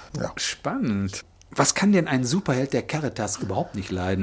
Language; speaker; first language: German; native; German